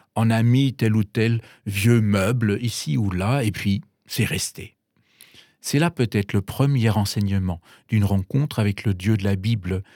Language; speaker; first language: French; non-native, fluent; German